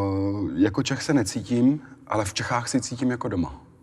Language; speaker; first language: Czech; early bilingual, other home language; Arabic